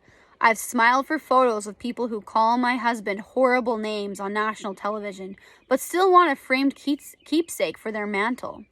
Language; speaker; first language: English; native; English